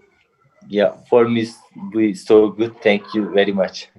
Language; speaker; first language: English; non-native, learner; Turkish